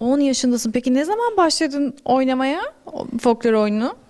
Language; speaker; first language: Turkish; native; Turkish